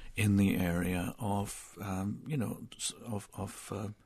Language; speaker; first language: English; native; English